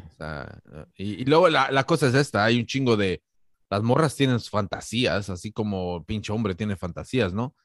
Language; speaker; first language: Spanish; native; Spanish